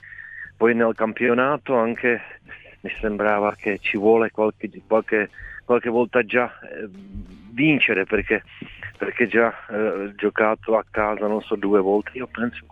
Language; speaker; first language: Italian; non-native, fluent; Czech